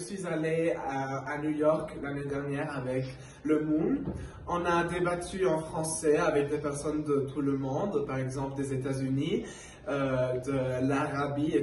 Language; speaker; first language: French; non-native, fluent; Spanish